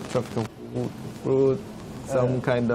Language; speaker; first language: English; non-native, fluent; Korean